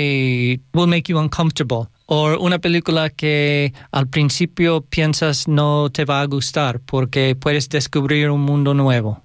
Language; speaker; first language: Spanish; non-native, learner; English